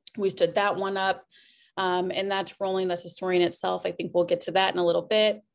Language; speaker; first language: English; native; English